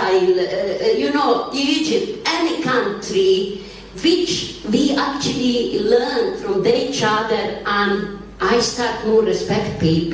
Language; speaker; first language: English; non-native, learner; Bosnian